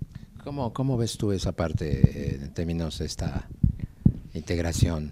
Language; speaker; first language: Spanish; native; Spanish